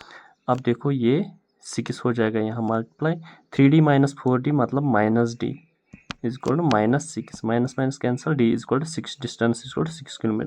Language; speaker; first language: Hindi; non-native, local second language; Kashmiri